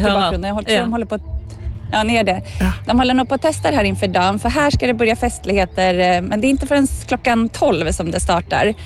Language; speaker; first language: Swedish; native; Swedish